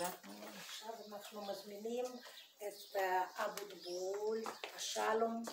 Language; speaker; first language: Hebrew; non-native, fluent; Russian